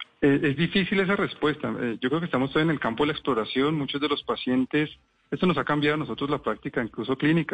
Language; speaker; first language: Spanish; native; Spanish